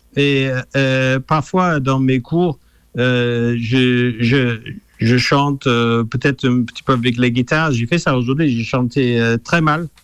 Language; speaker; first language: French; non-native, fluent; English